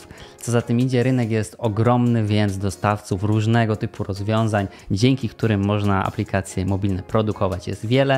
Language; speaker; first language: Polish; native; Polish